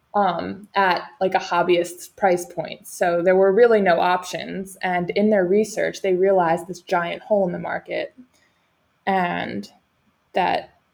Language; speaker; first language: English; native; English